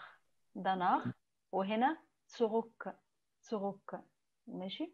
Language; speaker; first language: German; non-native, fluent; Arabic